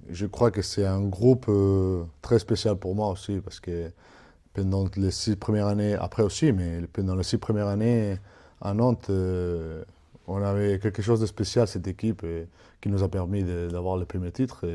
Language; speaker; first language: French; non-native, fluent; Spanish